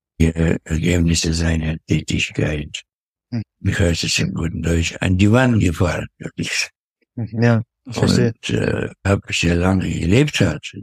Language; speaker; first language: German; non-native, fluent; Russian